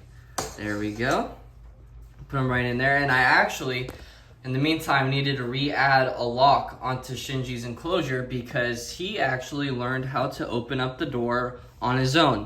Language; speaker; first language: English; native; English